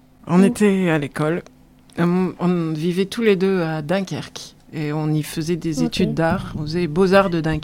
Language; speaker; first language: French; native; French